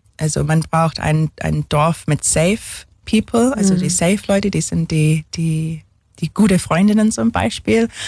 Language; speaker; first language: German; non-native, fluent; English